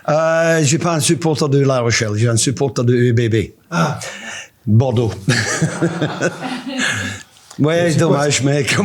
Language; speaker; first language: French; non-native, learner; English